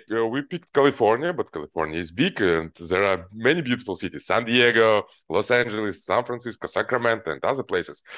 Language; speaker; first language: English; non-native, fluent; Russian